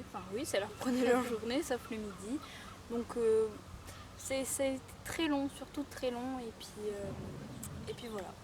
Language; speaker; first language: French; native; French